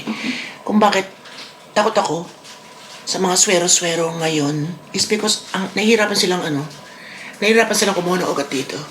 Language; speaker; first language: Filipino; native; Filipino